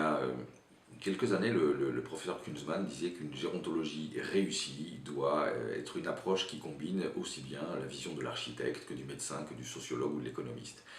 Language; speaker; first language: French; native; French